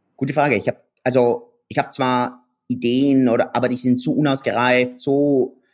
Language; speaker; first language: German; native; German